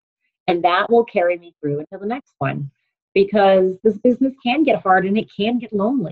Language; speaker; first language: English; native; English